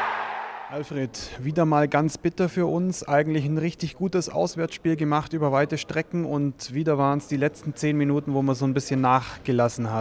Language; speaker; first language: German; native; German